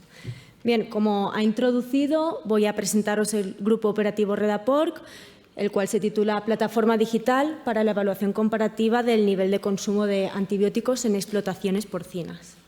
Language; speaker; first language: Spanish; native; Spanish